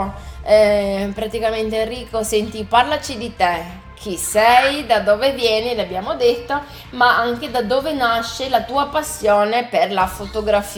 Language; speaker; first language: Italian; native; Italian